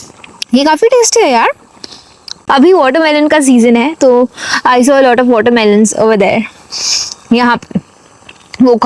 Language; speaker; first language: Hindi; native; Hindi